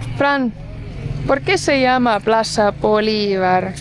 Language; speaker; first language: Spanish; non-native, fluent; Estonian